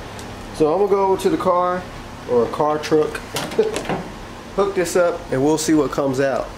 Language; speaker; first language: English; native; English